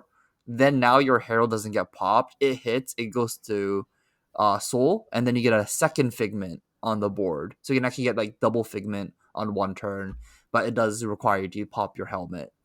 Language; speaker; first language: English; native; English